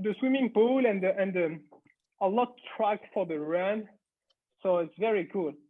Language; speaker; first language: English; non-native, learner; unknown